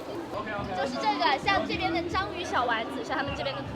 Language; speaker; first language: Chinese; native; Chinese